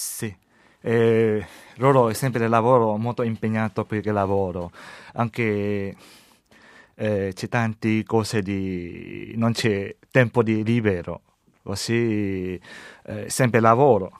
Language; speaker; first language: Italian; non-native, learner; Chinese